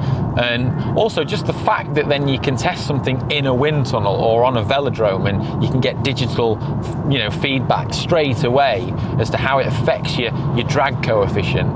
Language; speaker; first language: English; native; English